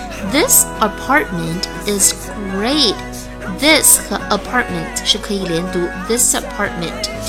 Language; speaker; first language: English; non-native, fluent; Chinese